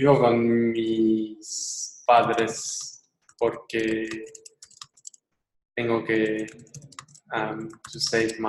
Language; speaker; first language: Spanish; non-native, learner; English